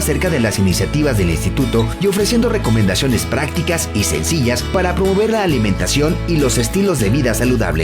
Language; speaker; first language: Spanish; native; Spanish